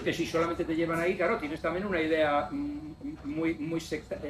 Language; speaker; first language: Spanish; native; Spanish